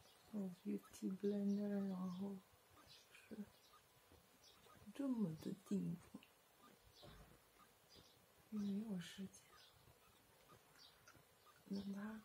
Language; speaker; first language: Chinese; non-native, fluent; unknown